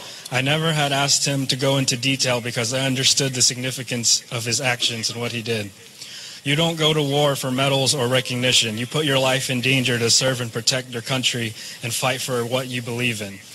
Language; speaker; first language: English; early bilingual, other home language; Vietnamese